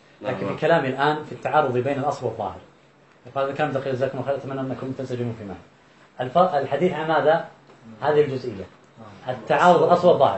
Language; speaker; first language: Arabic; native; Arabic